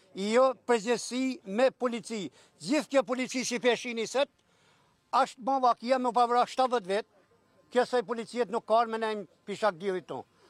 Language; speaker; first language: Albanian; native; Albanian